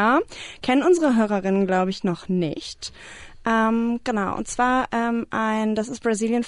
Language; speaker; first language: German; native; German